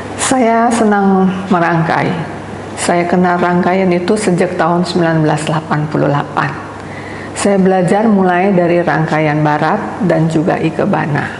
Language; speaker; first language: Indonesian; native; Indonesian